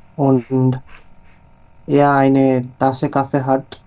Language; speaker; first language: German; non-native, learner; Bangla